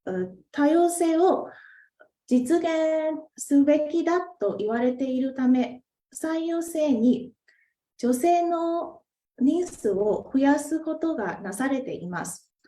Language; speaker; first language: Japanese; non-native, fluent; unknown